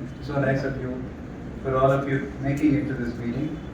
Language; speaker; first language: English; non-native, local second language; Tamil